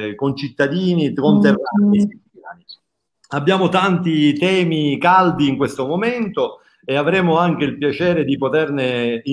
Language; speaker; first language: Italian; native; Italian